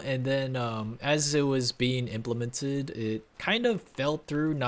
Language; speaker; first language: English; native; English